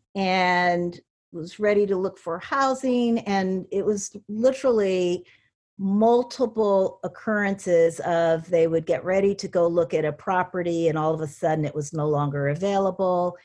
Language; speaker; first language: English; native; English